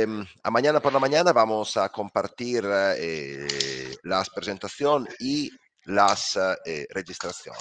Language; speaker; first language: Spanish; non-native, learner; Italian